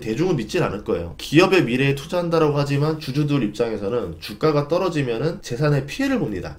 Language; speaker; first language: Korean; native; Korean